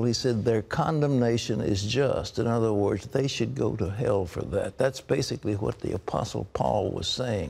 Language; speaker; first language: English; native; English